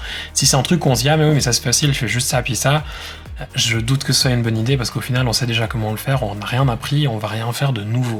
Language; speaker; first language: French; native; French